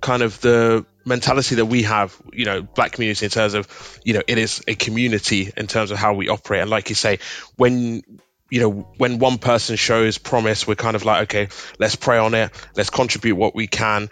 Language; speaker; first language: English; native; English